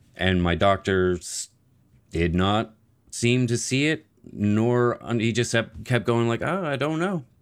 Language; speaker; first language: English; native; English